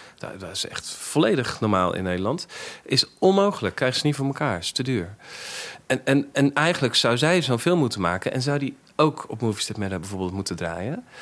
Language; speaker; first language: Dutch; native; Dutch